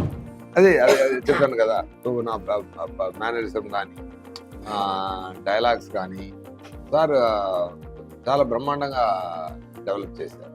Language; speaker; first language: Telugu; non-native, fluent; Tamil